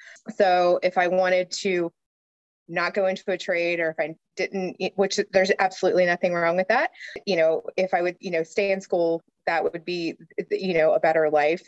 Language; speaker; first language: English; native; English